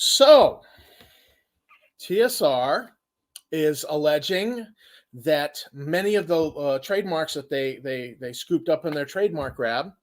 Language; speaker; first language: English; native; English